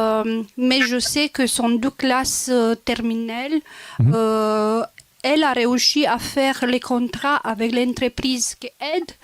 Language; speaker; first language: French; non-native, local second language; Romanian